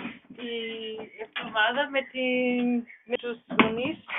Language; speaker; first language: Greek; non-native, learner; German